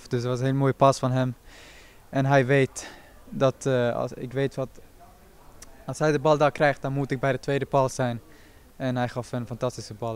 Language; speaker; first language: Dutch; non-native, fluent; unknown